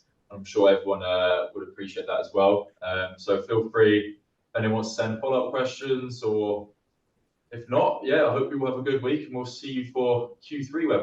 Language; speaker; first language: English; native; English